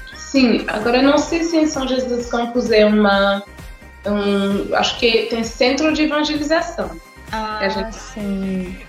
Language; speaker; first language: Portuguese; non-native, fluent; English